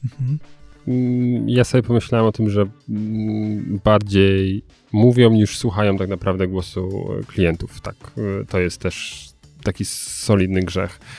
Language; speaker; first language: Polish; native; Polish